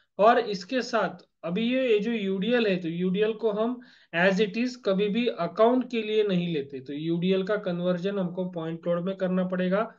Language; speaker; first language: Hindi; non-native, local second language; Marathi